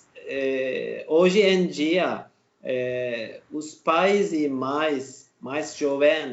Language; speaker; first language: Portuguese; non-native, learner; Turkish